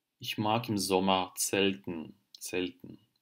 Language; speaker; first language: German; non-native, fluent; Russian